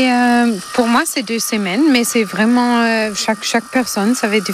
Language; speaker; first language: French; non-native, fluent; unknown